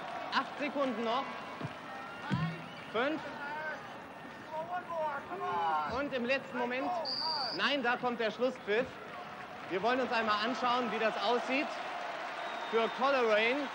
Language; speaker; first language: German; native; German